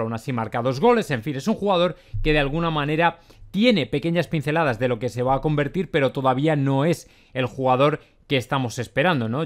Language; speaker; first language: Spanish; native; Spanish